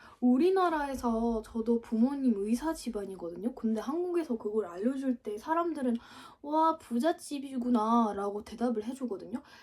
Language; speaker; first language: Korean; non-native, fluent; Ukrainian